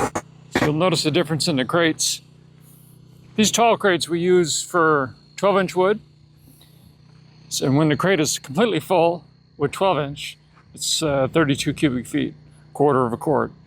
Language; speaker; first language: English; native; English